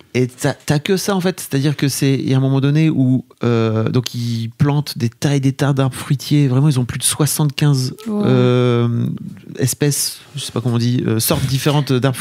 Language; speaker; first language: French; native; French